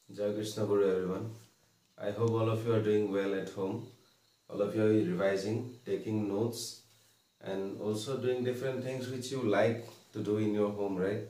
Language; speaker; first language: English; non-native, local second language; Assamese